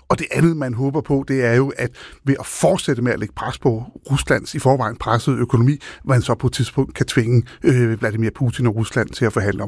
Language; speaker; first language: Danish; native; Danish